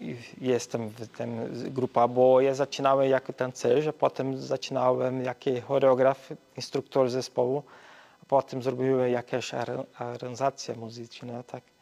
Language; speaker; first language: Polish; early bilingual, heritage; Portuguese